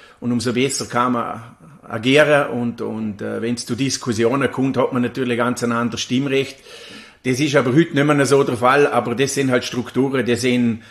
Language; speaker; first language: German; native; German